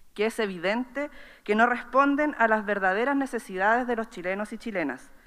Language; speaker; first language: Spanish; native; Spanish